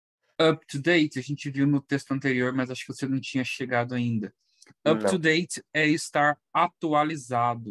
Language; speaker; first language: Portuguese; native; Portuguese